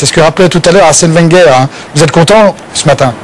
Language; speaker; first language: French; native; French